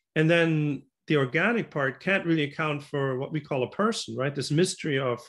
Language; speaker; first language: English; non-native, fluent; German